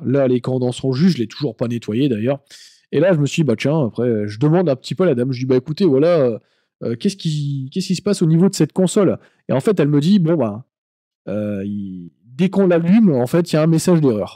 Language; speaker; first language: French; native; French